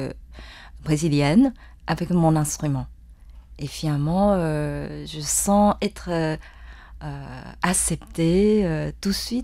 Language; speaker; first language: French; non-native, fluent; Chinese